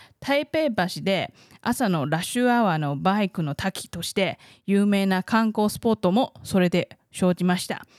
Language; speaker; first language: Japanese; non-native, fluent; Chinese